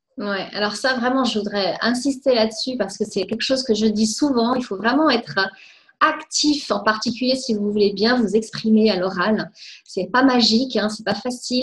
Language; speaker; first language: French; native; French